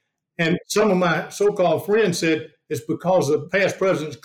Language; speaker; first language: English; native; English